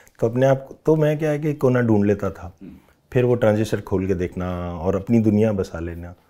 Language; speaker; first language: Hindi; non-native, local second language; Rajasthani